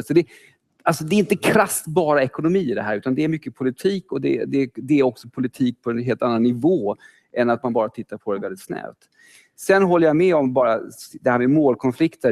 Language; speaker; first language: Swedish; native; Swedish